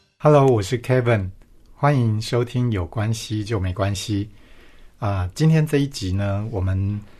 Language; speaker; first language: Chinese; native; Chinese